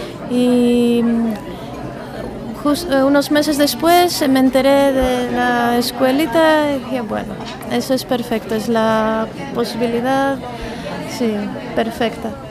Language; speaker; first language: Spanish; non-native, fluent; Greek